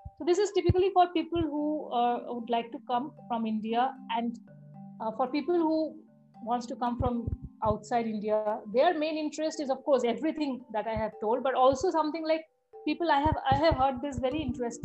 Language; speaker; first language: English; non-native, local second language; Bangla